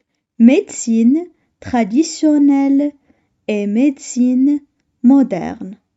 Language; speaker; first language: French; non-native, local second language; Arabic